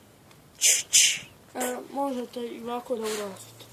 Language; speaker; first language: Bosnian; native; Bosnian